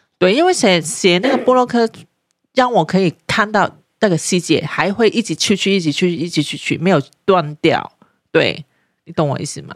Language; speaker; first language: Chinese; non-native, local second language; Cantonese